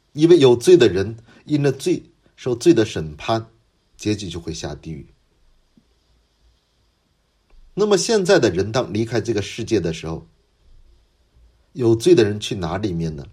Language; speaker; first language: Chinese; non-native, fluent; Korean